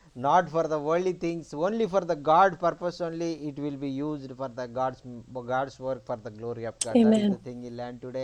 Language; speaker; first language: English; non-native, local second language; Telugu